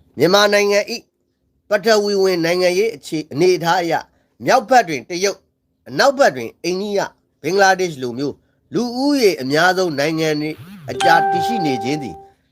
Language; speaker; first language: Burmese; native; Burmese